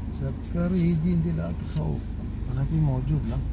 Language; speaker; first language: Arabic; non-native, learner; Oromo